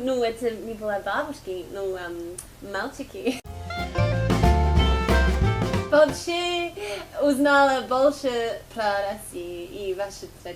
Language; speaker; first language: Russian; non-native, fluent; English